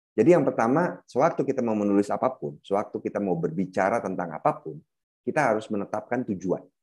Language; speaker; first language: Indonesian; native; Indonesian